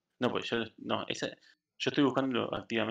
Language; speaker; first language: Spanish; native; Spanish